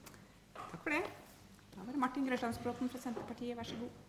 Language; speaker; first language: Norwegian; native; Norwegian